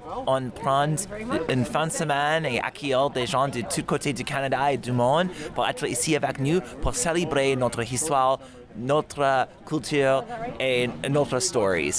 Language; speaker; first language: French; non-native, learner; English